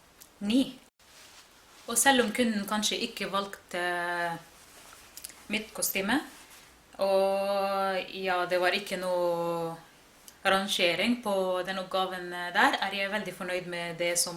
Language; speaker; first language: Norwegian; non-native, fluent; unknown